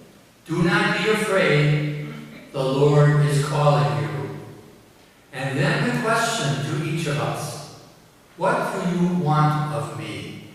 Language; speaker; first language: English; native; English